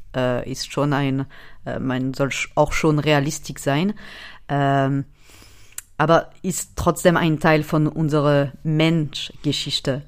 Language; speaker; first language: German; non-native, fluent; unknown